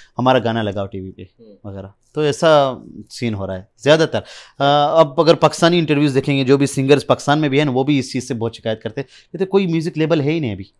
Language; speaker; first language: Urdu; early bilingual, heritage; Urdu